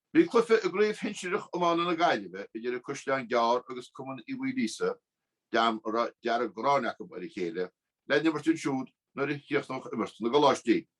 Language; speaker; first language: Irish; native; Irish